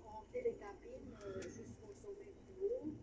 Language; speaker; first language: French; non-native, fluent; Romanian